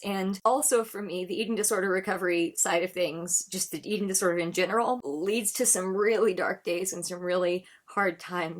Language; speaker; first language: English; native; English